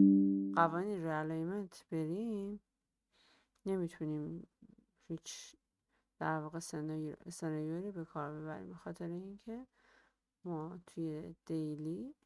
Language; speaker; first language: Persian; native; Persian